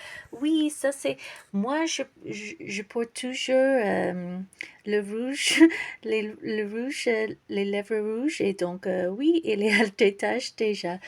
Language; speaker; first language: French; non-native, fluent; English